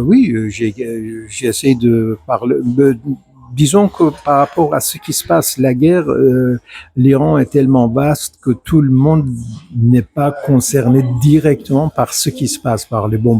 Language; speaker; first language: French; non-native, fluent; Persian